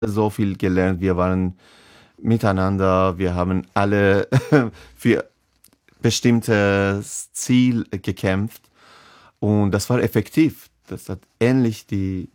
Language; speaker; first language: German; non-native, fluent; Persian